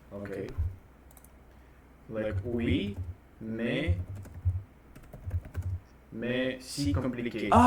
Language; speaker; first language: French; non-native, learner; Russian